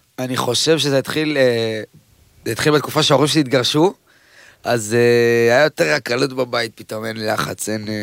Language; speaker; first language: Hebrew; early bilingual, other home language; Amharic